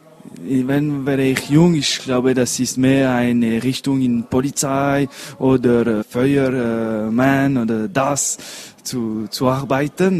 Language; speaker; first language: German; non-native, local second language; French